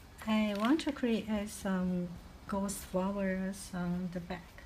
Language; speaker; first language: English; non-native, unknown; Chinese